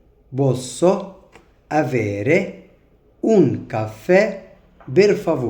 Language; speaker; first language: Italian; non-native, fluent; Arabic